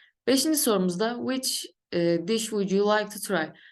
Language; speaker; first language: English; non-native, fluent; Turkish